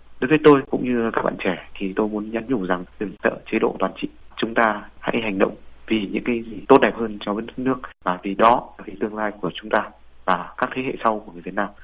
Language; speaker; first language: Vietnamese; native; Vietnamese